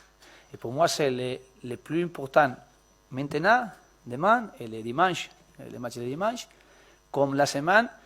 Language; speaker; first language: French; non-native, learner; Spanish